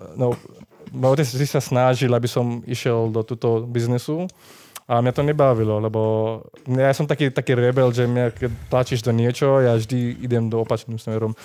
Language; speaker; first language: Slovak; non-native, fluent; Hindi